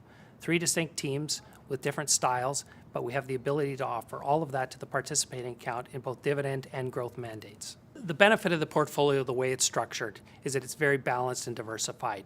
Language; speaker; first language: English; native; English